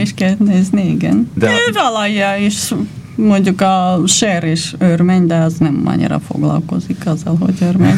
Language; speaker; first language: Hungarian; non-native, fluent; Armenian